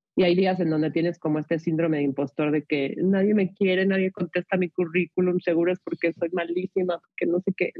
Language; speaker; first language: Spanish; native; Spanish